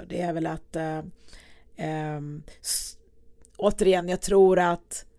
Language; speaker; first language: Swedish; early bilingual, other home language; Persian